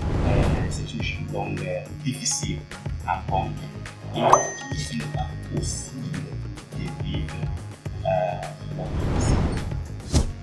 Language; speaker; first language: French; non-native, fluent; Portuguese